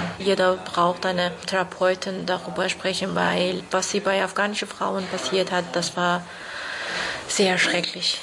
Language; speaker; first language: German; non-native, learner; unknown